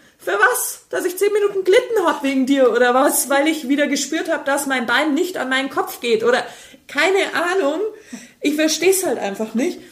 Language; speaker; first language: German; native; German